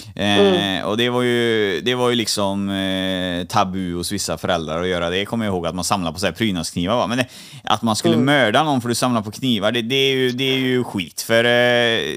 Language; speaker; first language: Swedish; native; Swedish